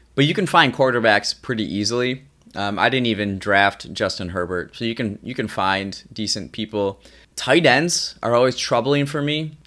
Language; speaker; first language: English; native; English